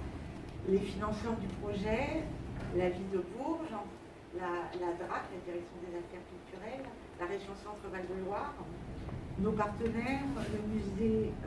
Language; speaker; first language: French; native; French